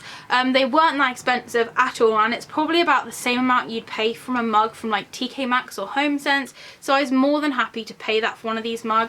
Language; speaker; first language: English; native; English